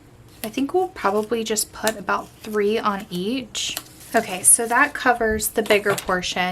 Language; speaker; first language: English; native; English